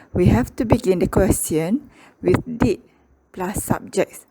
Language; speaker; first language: English; non-native, local second language; Malay